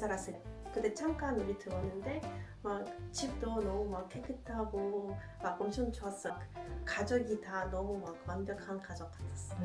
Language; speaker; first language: Korean; non-native, fluent; Ukrainian